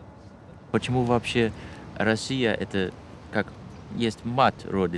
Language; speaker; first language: Russian; non-native, fluent; Dutch